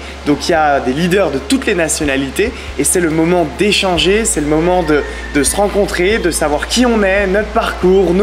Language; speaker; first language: French; native; French